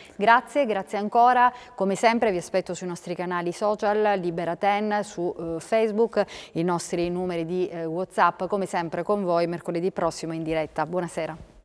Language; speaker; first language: Italian; native; Italian